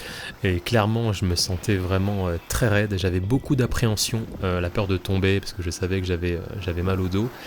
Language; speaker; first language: French; native; French